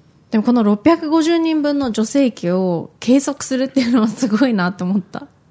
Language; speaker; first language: Japanese; native; Japanese